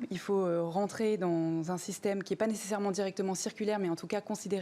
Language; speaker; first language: French; native; French